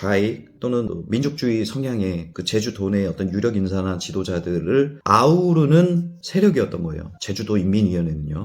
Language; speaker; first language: Korean; native; Korean